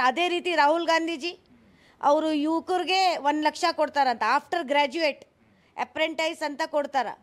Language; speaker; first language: Kannada; non-native, local second language; Hindi